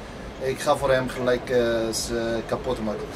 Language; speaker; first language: Dutch; non-native, learner; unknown